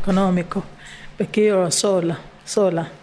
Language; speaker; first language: Italian; non-native, learner; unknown